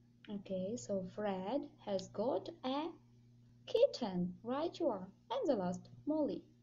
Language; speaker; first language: English; non-native, fluent; Ukrainian